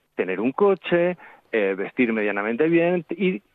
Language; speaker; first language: Spanish; native; Spanish